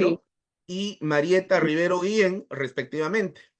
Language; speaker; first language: Spanish; native; Spanish